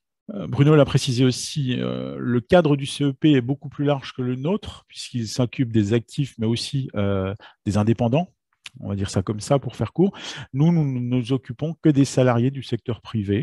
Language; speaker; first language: French; native; French